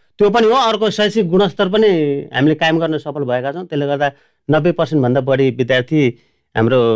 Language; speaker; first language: Nepali; native; Nepali